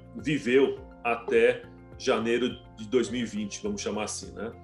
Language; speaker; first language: Portuguese; early bilingual, other home language; Chinese